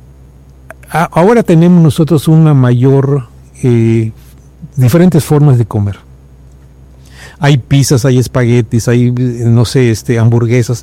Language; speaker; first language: Spanish; native; Spanish